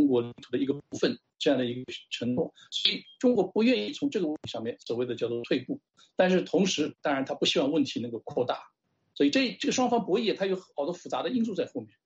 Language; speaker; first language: Chinese; native; Chinese